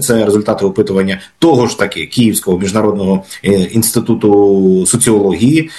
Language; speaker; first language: Ukrainian; native; Ukrainian